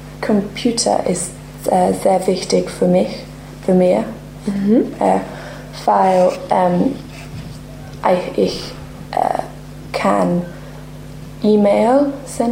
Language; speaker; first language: German; non-native, learner; English